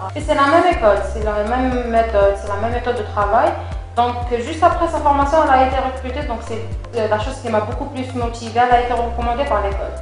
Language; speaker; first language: French; non-native, local second language; Kabyle